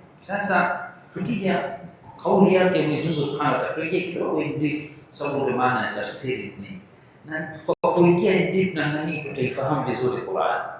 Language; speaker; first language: Swahili; native; Swahili